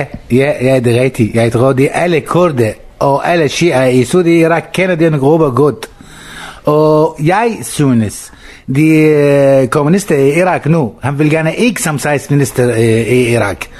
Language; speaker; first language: Danish; non-native, learner; Arabic